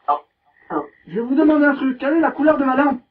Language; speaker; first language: French; native; French